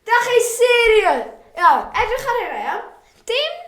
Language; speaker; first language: Welsh; non-native, local second language; English